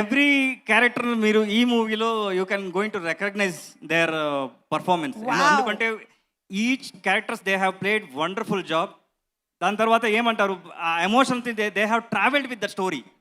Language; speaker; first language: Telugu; non-native, learner; Kannada